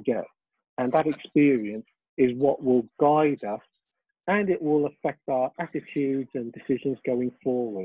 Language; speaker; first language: English; early bilingual, other home language; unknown